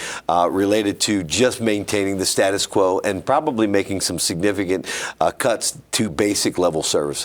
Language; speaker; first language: English; native; English